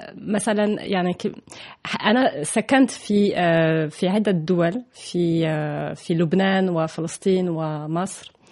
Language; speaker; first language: Arabic; non-native, fluent; French